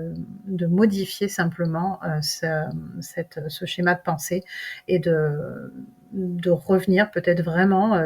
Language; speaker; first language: French; native; French